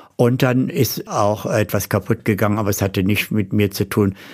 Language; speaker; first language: German; native; German